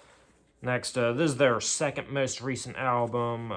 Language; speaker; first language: English; native; English